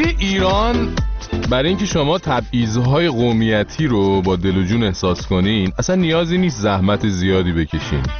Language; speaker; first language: Persian; native; Persian